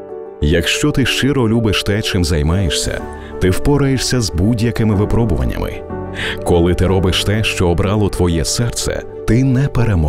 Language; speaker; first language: Ukrainian; native; Ukrainian